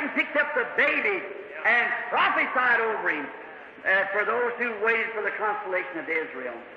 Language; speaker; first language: English; native; English